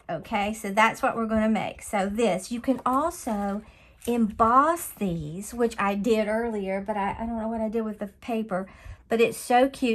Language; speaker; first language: English; native; English